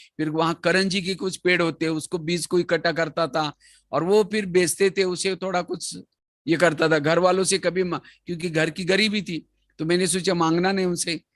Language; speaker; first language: Hindi; non-native, local second language; Marathi